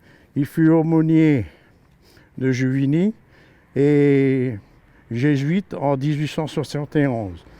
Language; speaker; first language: French; native; French